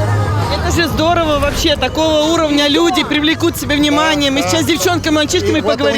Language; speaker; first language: Russian; native; Russian